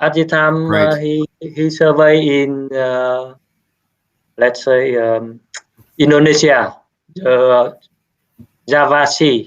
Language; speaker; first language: English; non-native, learner; Vietnamese